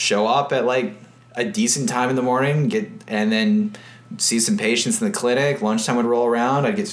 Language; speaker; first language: English; native; English